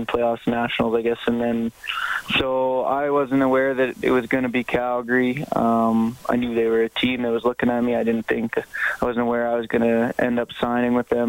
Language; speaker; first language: English; native; English